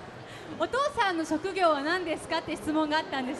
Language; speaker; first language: Japanese; native; Japanese